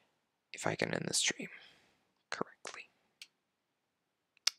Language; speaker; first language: English; non-native, fluent; French